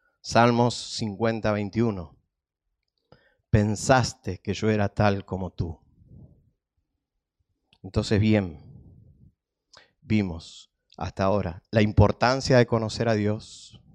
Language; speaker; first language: Spanish; native; Spanish